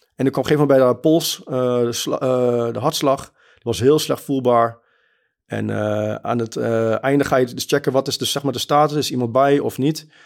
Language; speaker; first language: Dutch; early bilingual, other home language; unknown